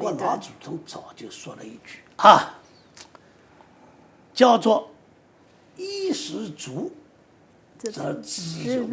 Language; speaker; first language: Chinese; native; Chinese